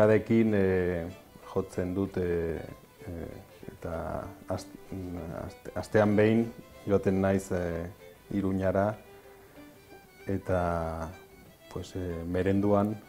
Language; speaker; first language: Basque; non-native, local second language; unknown